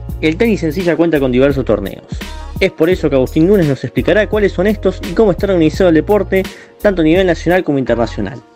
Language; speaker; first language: Spanish; native; Spanish